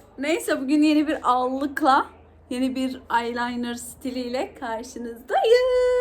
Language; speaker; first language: Turkish; non-native, local second language; Arabic